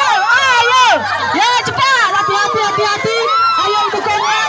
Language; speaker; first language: Indonesian; non-native, local second language; Nias